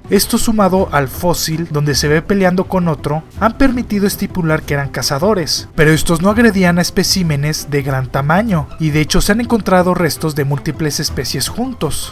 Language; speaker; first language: Spanish; native; Spanish